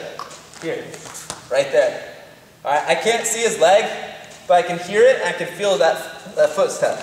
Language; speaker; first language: English; native; English